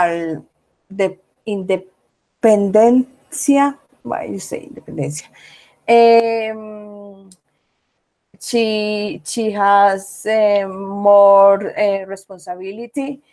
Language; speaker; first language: English; non-native, learner; Spanish